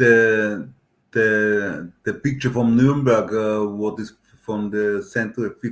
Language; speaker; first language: English; non-native, learner; German